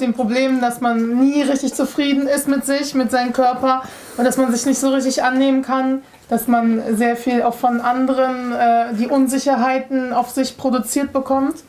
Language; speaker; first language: German; native; German